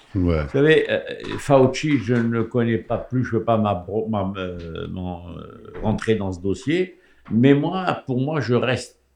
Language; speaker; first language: French; native; French